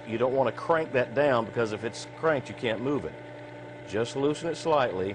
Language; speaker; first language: English; native; English